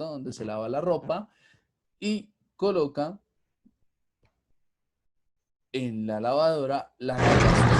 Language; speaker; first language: Spanish; native; Spanish